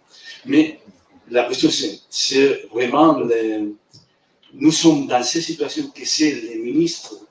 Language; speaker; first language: French; non-native, fluent; Spanish